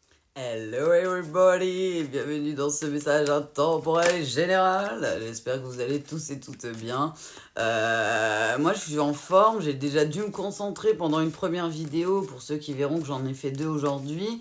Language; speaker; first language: French; native; French